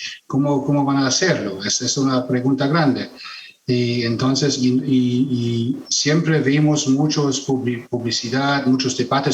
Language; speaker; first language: Spanish; non-native, fluent; German